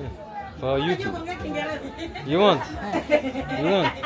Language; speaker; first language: English; non-native, learner; French